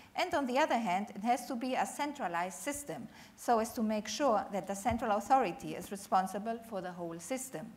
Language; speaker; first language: English; non-native, fluent; Spanish